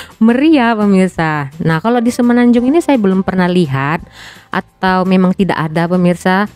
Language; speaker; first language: Indonesian; native; Indonesian